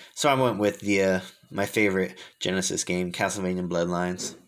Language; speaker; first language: English; native; English